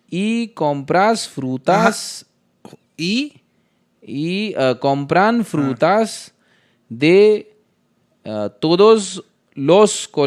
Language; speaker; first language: Spanish; non-native, learner; Hindi